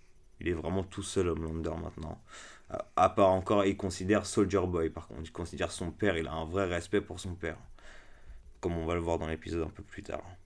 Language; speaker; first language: French; native; French